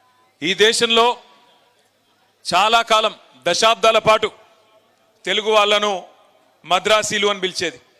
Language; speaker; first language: Telugu; native; Telugu